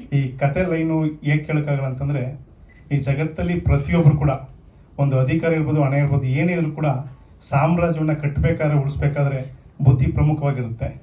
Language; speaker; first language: Kannada; native; Kannada